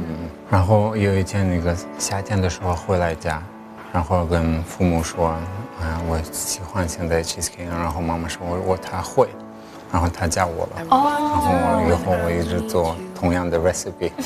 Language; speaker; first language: Chinese; non-native, fluent; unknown